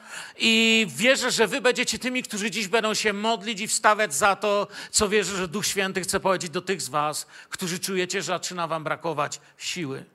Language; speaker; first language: Polish; native; Polish